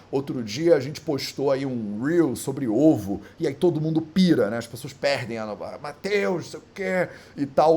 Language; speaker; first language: Portuguese; native; Portuguese